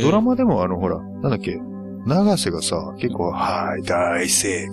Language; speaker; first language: Japanese; native; Japanese